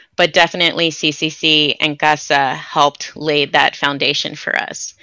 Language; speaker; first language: English; native; English